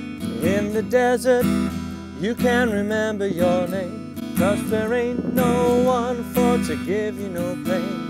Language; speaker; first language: English; native; English